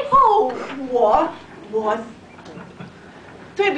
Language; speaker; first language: Chinese; non-native, learner; English